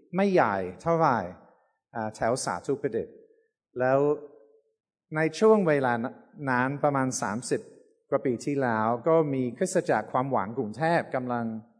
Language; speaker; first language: Thai; non-native, fluent; English